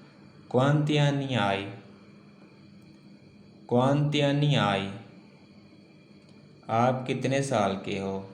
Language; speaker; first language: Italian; non-native, learner; Urdu